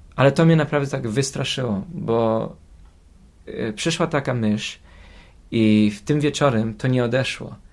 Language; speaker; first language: Polish; early bilingual, heritage; Polish